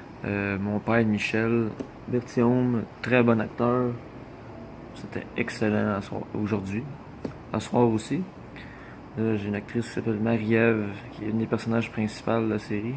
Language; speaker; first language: French; native; French